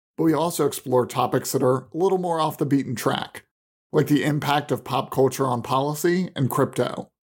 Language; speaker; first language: English; native; English